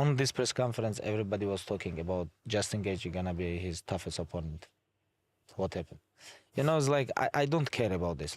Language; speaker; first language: English; non-native, fluent; Avaric